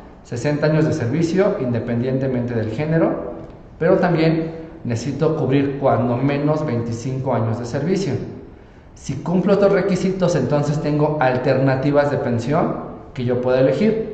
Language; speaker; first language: Spanish; native; Spanish